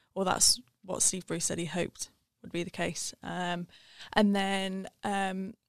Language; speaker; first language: English; native; English